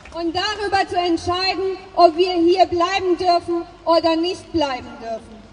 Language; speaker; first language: German; non-native, fluent; Persian